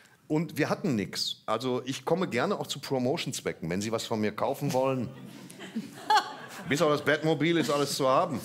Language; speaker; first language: German; native; German